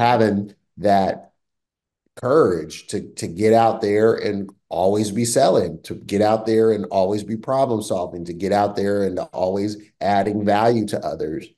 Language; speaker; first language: English; native; English